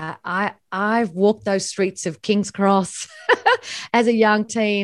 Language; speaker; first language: English; native; English